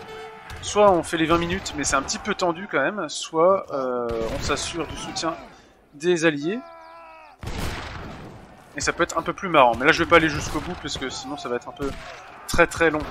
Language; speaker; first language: French; native; French